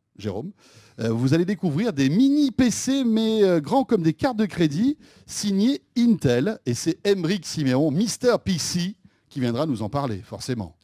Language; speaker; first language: French; native; French